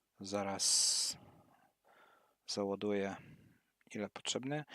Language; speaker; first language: Polish; non-native, learner; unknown